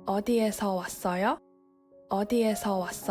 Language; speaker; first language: Korean; non-native, fluent; Chinese